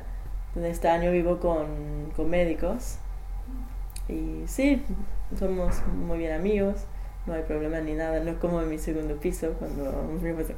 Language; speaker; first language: Spanish; non-native, learner; English